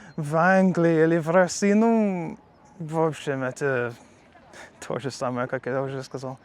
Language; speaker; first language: Russian; non-native, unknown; English